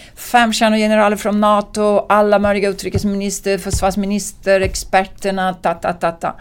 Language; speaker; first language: Swedish; non-native, fluent; Italian